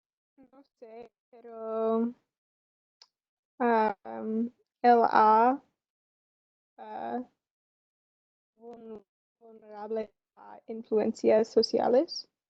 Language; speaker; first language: Spanish; non-native, learner; English